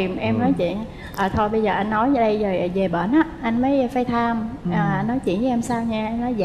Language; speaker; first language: Vietnamese; native; Vietnamese